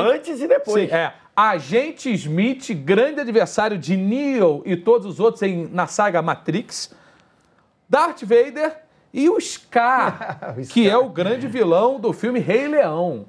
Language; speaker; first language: Portuguese; native; Portuguese